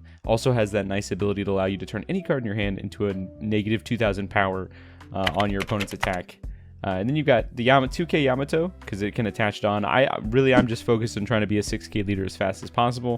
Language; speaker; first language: English; native; English